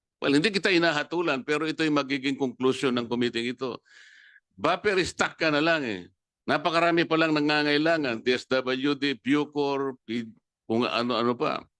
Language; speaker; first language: Filipino; non-native, local second language; Pampanga